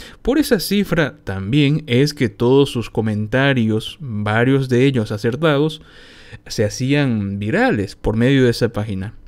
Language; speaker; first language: Spanish; native; Spanish